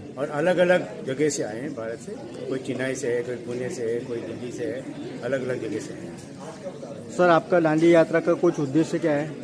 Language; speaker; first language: Hindi; non-native, local second language; Malayalam